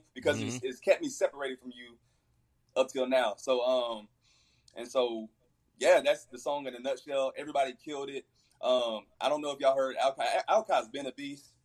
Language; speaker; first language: English; native; English